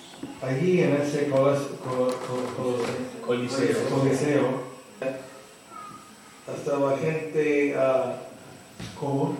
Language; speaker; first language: Spanish; non-native, fluent; English